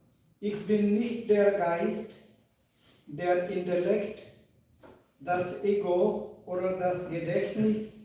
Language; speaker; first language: German; non-native, fluent; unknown